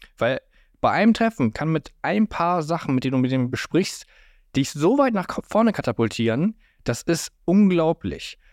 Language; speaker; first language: German; native; German